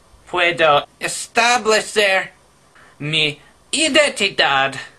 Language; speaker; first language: Spanish; non-native, learner; English